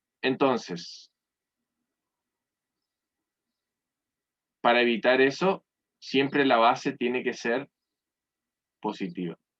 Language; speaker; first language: Spanish; native; Spanish